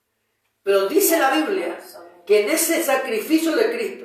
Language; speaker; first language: Spanish; native; Spanish